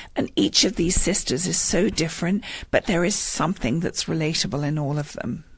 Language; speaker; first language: English; native; English